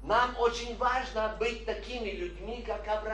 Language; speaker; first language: Polish; non-native, learner; Russian